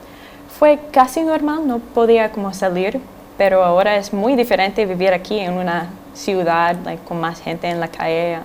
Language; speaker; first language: Spanish; non-native, fluent; English